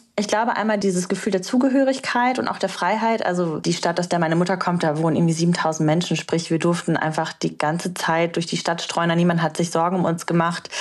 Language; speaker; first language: German; early bilingual, other home language; Romanian